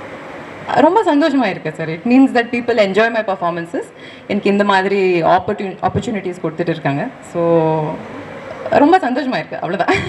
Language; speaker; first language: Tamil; non-native, learner; Kannada